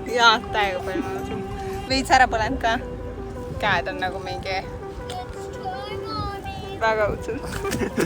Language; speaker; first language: Estonian; native; Estonian